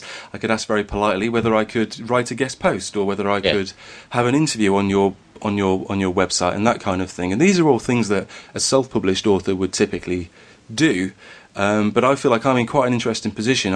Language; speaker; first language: English; native; English